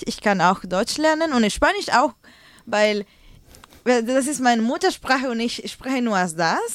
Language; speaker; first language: German; non-native, learner; Spanish